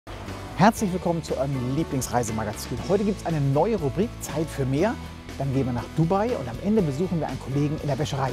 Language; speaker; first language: German; native; German